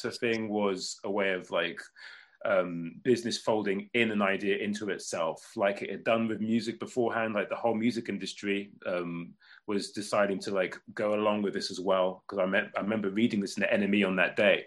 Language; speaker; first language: English; native; English